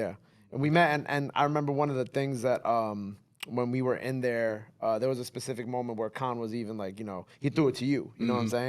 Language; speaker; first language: English; native; English